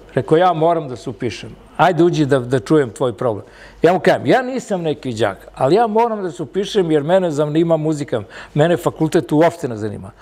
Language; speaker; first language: Serbian; early bilingual, other home language; Italian